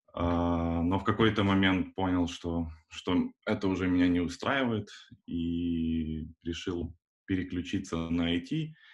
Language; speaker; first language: Russian; native; Russian